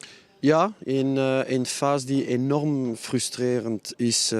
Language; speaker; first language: Dutch; non-native, fluent; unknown